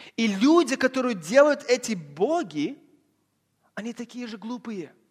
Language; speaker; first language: Russian; early bilingual, heritage; Russian